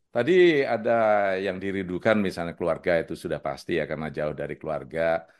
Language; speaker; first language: Indonesian; native; Indonesian